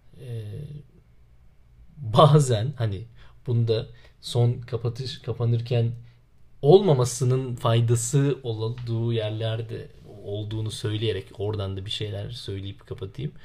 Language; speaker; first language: Turkish; native; Turkish